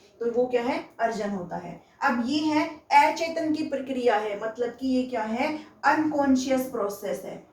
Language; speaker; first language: Hindi; native; Hindi